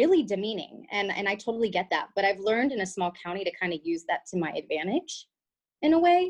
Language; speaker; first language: English; native; English